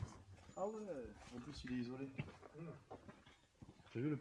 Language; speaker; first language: French; native; French